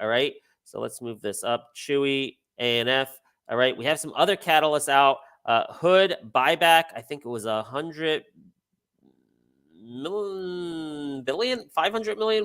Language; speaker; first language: English; native; English